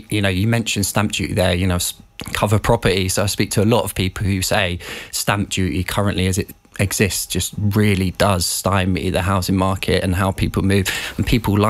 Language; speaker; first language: English; native; English